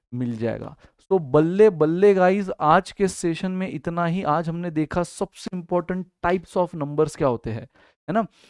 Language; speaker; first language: Hindi; native; Hindi